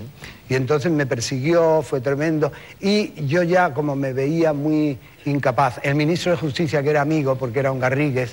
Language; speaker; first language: Spanish; native; Spanish